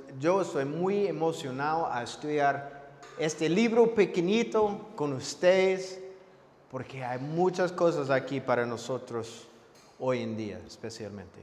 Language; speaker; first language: Spanish; non-native, fluent; English